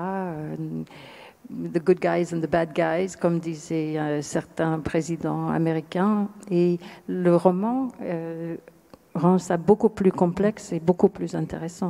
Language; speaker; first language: French; non-native, fluent; English